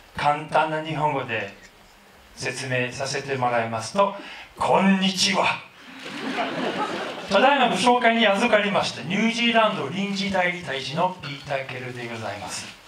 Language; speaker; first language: Japanese; non-native, fluent; English